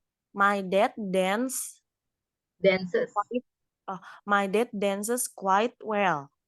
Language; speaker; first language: English; non-native, learner; Indonesian